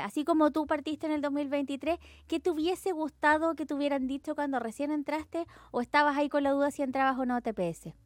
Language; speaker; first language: Spanish; native; Spanish